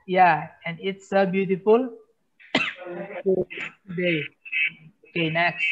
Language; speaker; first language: English; non-native, fluent; Indonesian